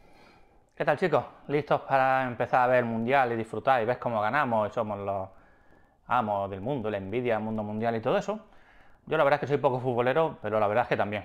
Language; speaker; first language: Spanish; native; Spanish